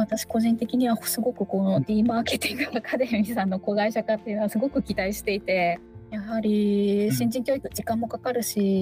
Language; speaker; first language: Japanese; native; Japanese